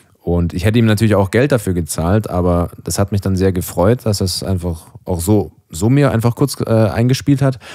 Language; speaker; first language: German; native; German